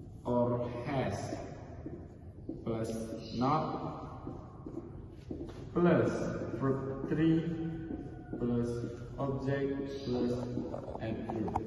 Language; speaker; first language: English; non-native, learner; Indonesian